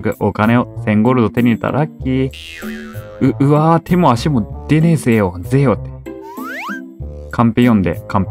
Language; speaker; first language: Japanese; native; Japanese